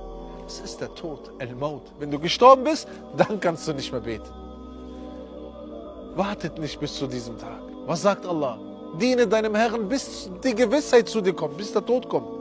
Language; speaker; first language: German; early bilingual, other home language; Romany